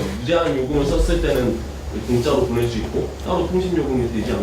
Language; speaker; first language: Korean; native; Korean